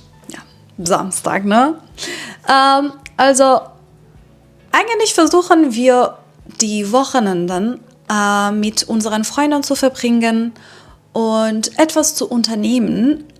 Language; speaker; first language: German; non-native, fluent; Persian